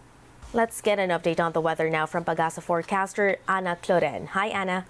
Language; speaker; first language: English; non-native, local second language; Filipino